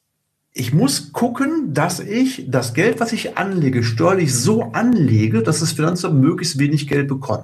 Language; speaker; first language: German; native; German